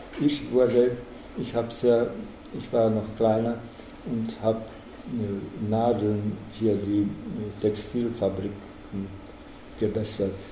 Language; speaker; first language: German; non-native, fluent; Czech